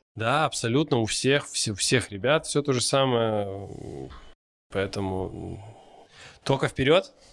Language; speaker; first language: Russian; native; Russian